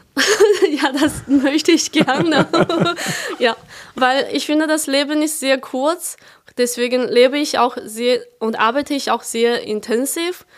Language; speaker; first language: German; non-native, fluent; Chinese